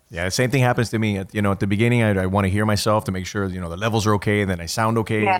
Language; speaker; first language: English; early bilingual, other home language; Spanish